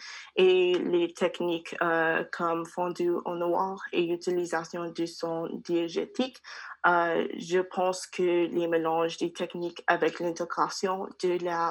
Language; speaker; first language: French; non-native, learner; English